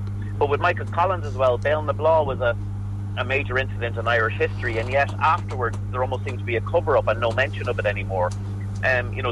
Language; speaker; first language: English; native; English